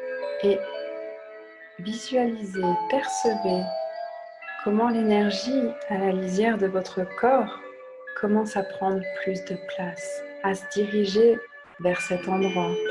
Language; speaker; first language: French; native; French